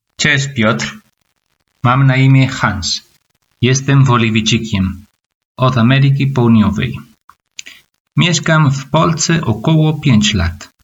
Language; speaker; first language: Polish; non-native, learner; Spanish